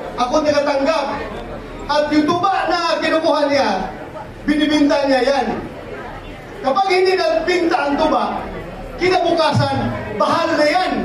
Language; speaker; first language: Filipino; non-native, local second language; Cebuano